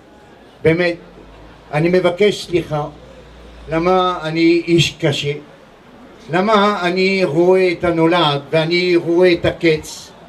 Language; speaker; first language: Hebrew; non-native, learner; French